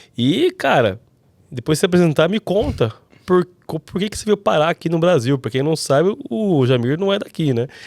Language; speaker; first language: Portuguese; native; Portuguese